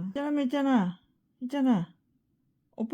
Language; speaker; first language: Korean; non-native, learner; Lao